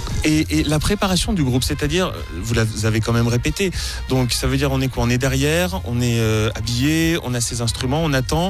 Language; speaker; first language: French; native; French